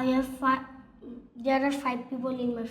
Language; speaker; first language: English; non-native, learner; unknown